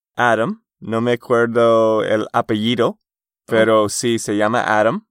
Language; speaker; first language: Spanish; non-native, fluent; English